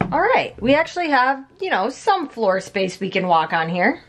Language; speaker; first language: English; native; English